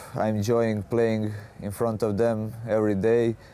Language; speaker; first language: English; non-native, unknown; Croatian